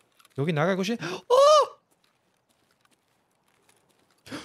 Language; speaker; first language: Korean; non-native, learner; German